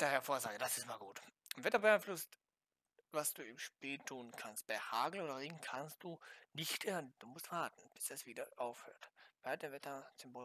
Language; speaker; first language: German; native; German